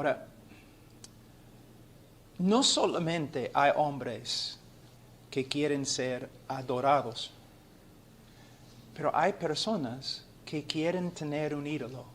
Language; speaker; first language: Spanish; non-native, fluent; English